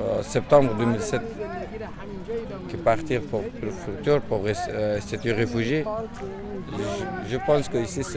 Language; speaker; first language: French; non-native, learner; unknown